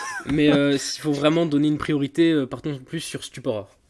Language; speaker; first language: French; native; French